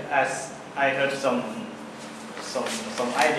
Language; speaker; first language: English; non-native, learner; Thai